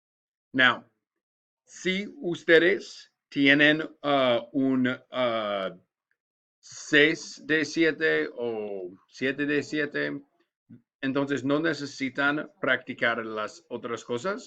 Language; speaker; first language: Spanish; non-native, learner; English